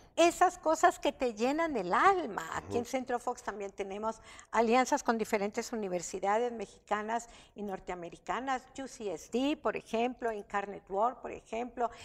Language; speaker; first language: Spanish; native; Spanish